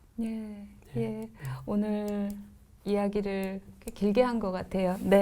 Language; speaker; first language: Korean; native; Korean